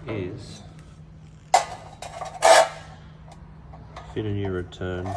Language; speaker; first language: English; native; English